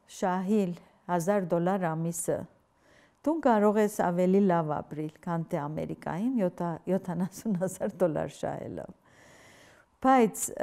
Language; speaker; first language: Armenian; early bilingual, heritage; Armenian